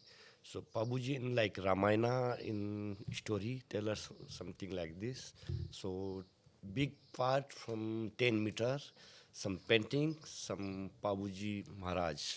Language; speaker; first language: English; non-native, learner; Hindi